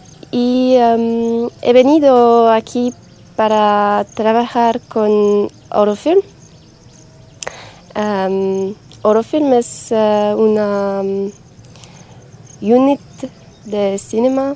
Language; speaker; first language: Spanish; non-native, learner; French